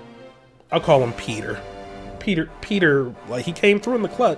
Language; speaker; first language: English; native; English